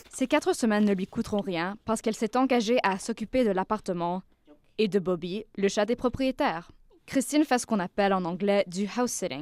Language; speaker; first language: French; native; French